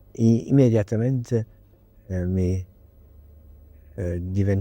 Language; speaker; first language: Spanish; non-native, learner; English